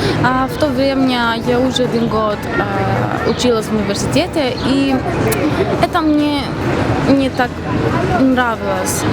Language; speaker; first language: Russian; non-native, fluent; Greek